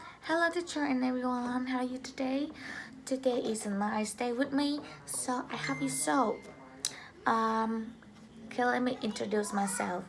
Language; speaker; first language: English; non-native, learner; Vietnamese